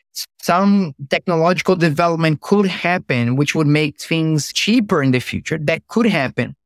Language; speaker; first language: English; non-native, fluent; Portuguese